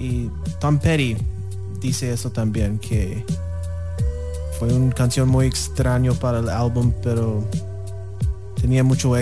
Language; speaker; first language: Spanish; non-native, learner; English